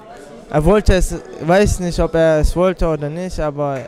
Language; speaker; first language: German; non-native, fluent; Russian